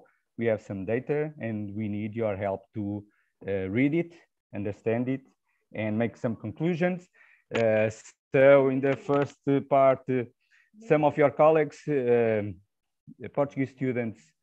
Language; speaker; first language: English; non-native, fluent; Portuguese